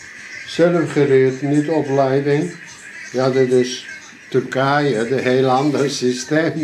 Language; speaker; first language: Dutch; non-native, learner; Turkish